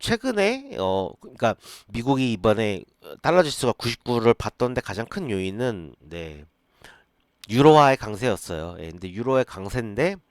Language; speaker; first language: Korean; native; Korean